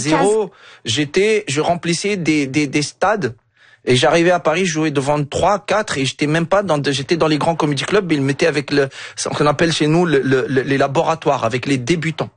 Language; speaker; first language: French; non-native, local second language; Arabic